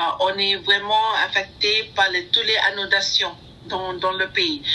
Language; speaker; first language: French; non-native, learner; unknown